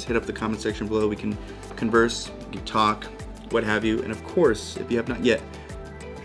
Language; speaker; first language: English; native; English